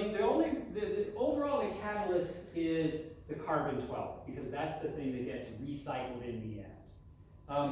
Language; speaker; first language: English; native; English